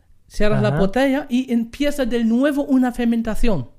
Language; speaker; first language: Spanish; non-native, learner; German